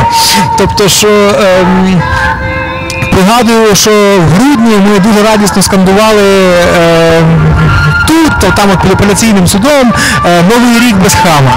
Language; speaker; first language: Ukrainian; native; Ukrainian